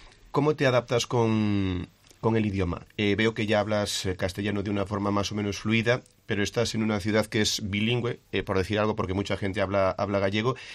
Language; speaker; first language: Spanish; native; Spanish